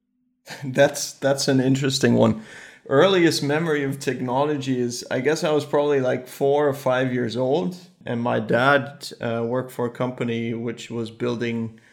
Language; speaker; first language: English; early bilingual, other home language; German